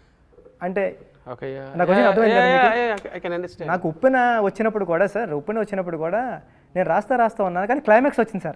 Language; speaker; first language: Telugu; native; Telugu